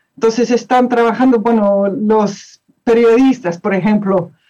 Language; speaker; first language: Spanish; non-native, fluent; English